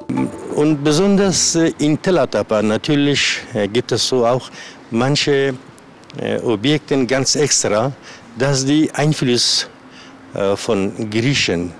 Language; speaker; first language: German; non-native, learner; Persian